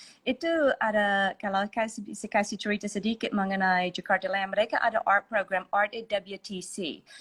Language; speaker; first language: Indonesian; non-native, fluent; English